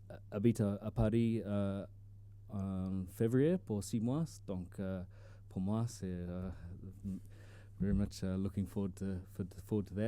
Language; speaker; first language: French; non-native, learner; English